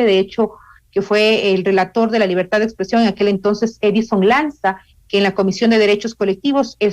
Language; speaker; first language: Spanish; native; Spanish